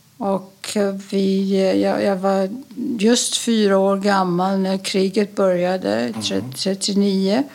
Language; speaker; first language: Swedish; early bilingual, other home language; Polish